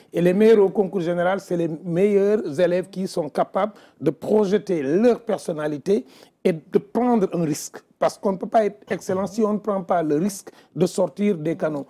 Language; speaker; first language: French; non-native, local second language; Wolof